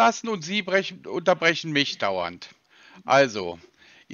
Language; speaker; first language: German; native; German